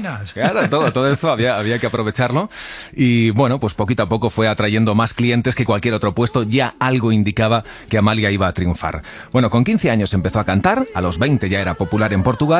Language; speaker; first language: Spanish; native; Spanish